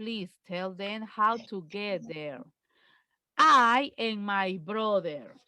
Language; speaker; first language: English; non-native, fluent; Spanish